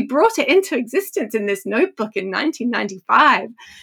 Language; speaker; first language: English; native; English